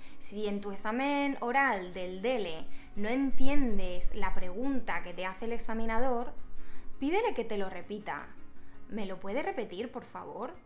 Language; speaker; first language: Spanish; native; Spanish